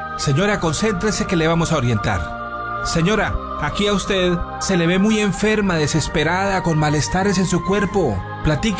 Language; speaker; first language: Spanish; native; Spanish